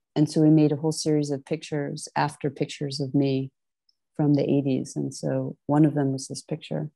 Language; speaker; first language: English; native; English